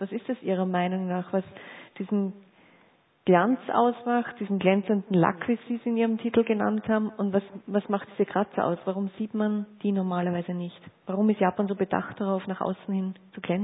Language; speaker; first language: German; native; German